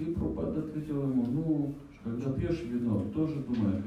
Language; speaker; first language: Russian; native; Russian